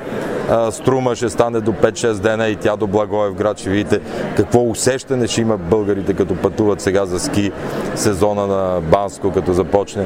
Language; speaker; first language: Bulgarian; native; Bulgarian